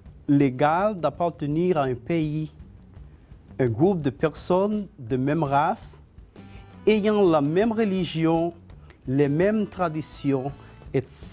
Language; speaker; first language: French; non-native, fluent; Spanish